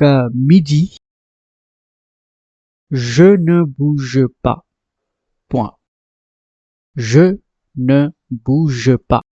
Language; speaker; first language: French; non-native, fluent; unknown